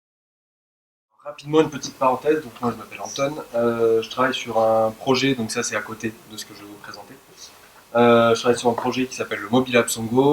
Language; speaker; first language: French; native; French